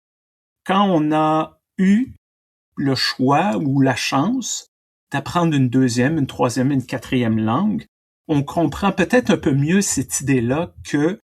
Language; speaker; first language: French; native; French